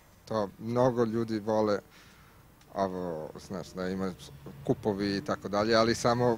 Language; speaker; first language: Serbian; non-native, learner; Italian